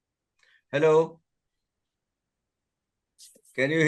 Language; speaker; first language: Hindi; native; Hindi